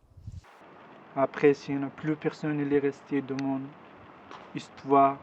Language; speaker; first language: French; non-native, learner; Pashto